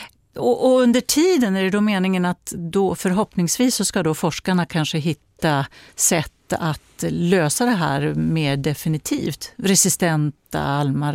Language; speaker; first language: Swedish; native; Swedish